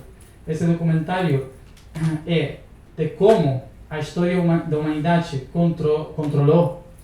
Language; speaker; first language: Portuguese; non-native, learner; Spanish